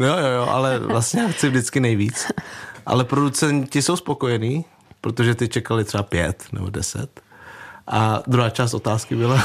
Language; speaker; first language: Czech; early bilingual, other home language; Vietnamese